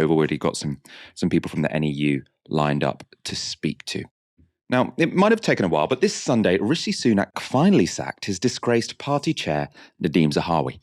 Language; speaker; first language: English; native; English